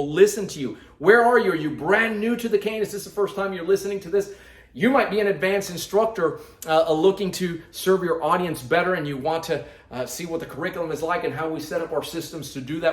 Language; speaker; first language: English; native; English